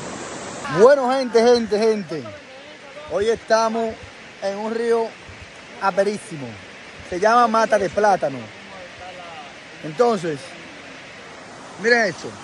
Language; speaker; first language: Spanish; native; Spanish